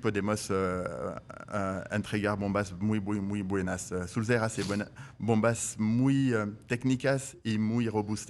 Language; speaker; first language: Spanish; non-native, fluent; French